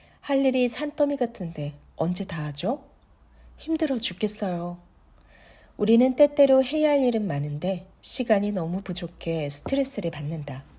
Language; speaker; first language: Korean; native; Korean